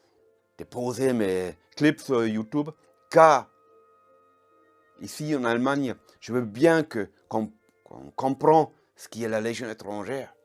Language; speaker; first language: French; non-native, fluent; German